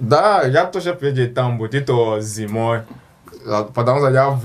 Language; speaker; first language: Russian; non-native, learner; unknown